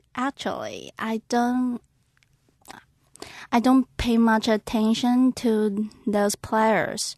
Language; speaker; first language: English; non-native, learner; Chinese